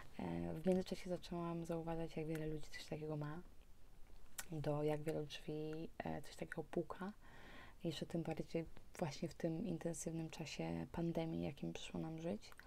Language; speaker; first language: Polish; early bilingual, heritage; Polish